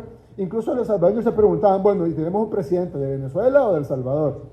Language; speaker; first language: Spanish; native; Spanish